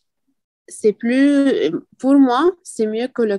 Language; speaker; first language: French; non-native, learner; Arabic